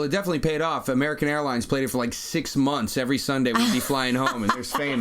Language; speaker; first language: English; native; English